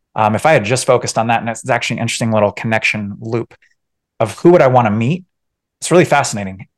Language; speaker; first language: English; native; English